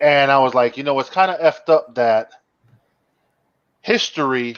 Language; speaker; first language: English; native; English